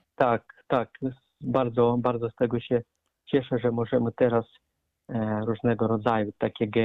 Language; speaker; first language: Polish; non-native, fluent; Russian